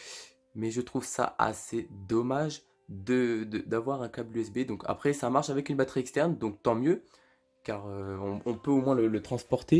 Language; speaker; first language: French; native; French